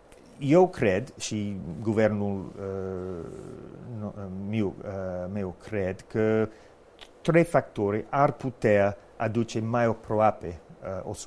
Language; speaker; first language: Romanian; non-native, fluent; English